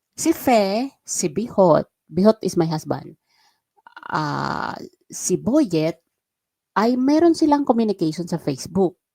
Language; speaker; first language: Filipino; non-native, local second language; Waray